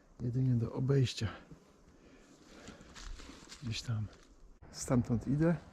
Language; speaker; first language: Polish; native; Polish